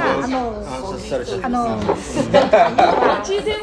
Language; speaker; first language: Japanese; non-native, fluent; Chinese